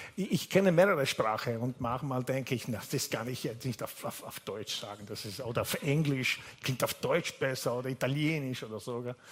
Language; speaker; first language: German; non-native, fluent; Italian